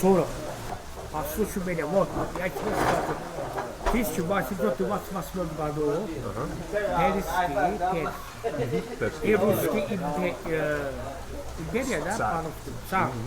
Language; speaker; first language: Russian; non-native, learner; Azerbaijani